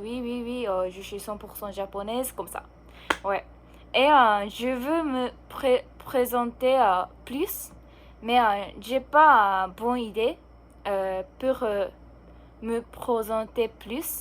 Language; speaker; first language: French; non-native, learner; Japanese